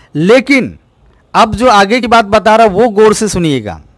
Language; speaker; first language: Hindi; native; Hindi